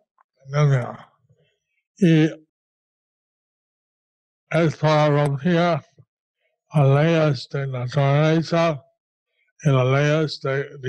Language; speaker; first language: Spanish; non-native, learner; English